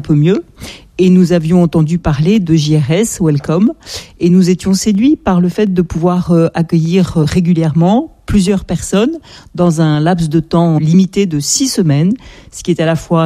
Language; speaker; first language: French; native; French